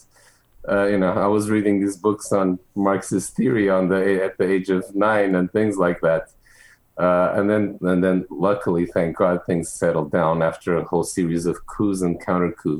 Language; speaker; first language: English; non-native, fluent; Portuguese